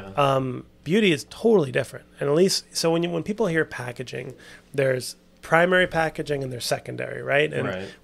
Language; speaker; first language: English; native; English